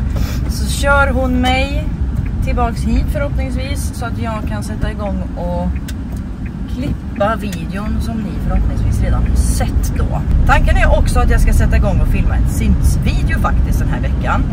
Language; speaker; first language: Swedish; native; Swedish